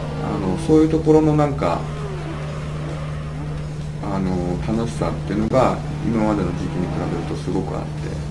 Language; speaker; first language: Japanese; native; Japanese